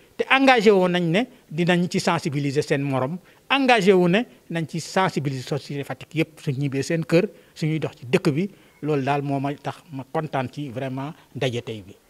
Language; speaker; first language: Wolof; native; Wolof